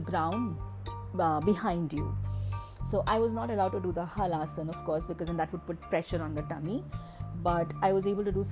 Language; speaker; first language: English; non-native, local second language; Malayalam